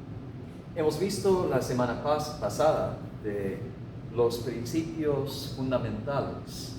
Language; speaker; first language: Spanish; non-native, fluent; English